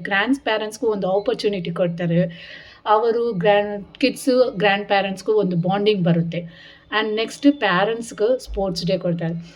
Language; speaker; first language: Kannada; non-native, local second language; Telugu